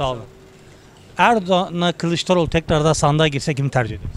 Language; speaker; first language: Turkish; native; Turkish